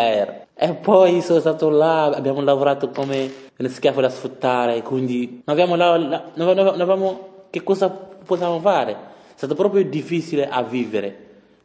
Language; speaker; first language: Italian; non-native, learner; French